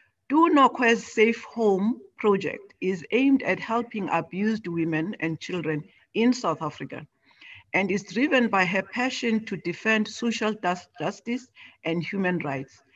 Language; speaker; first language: English; non-native, local second language; Xhosa